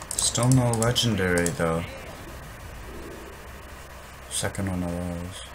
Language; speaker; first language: English; native; English